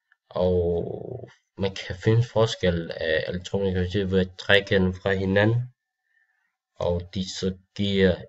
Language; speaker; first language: Danish; non-native, learner; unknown